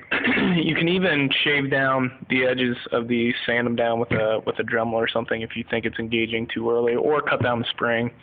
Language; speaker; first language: English; native; English